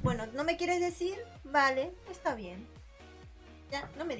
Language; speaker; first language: Spanish; native; Spanish